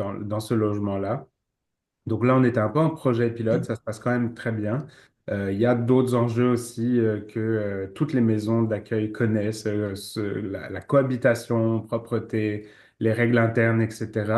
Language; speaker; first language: French; native; French